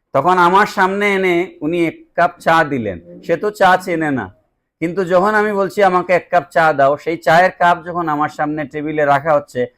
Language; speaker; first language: Bangla; native; Bangla